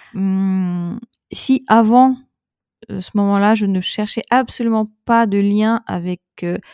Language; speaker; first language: French; non-native, fluent; Russian